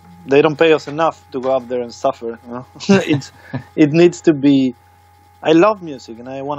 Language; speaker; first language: English; non-native, fluent; Swedish